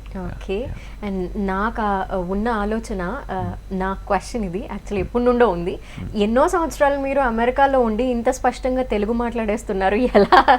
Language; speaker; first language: Telugu; native; Telugu